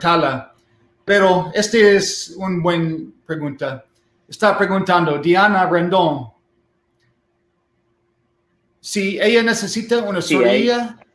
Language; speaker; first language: Spanish; non-native, fluent; English